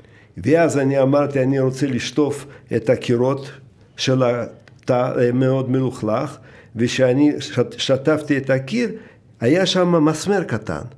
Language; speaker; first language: Hebrew; non-native, fluent; Russian